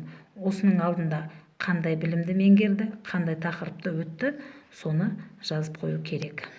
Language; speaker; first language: Kazakh; native; Kazakh